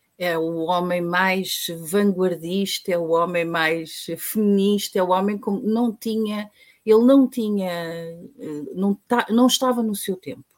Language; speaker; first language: Portuguese; native; Portuguese